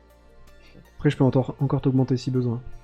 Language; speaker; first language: French; native; French